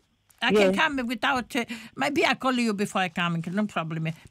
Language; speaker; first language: English; non-native, learner; Italian